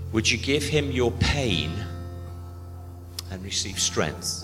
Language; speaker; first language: English; native; English